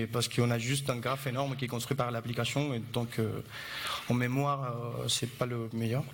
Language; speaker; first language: French; non-native, fluent; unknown